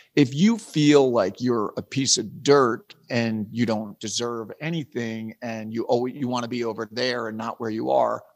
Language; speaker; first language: English; native; English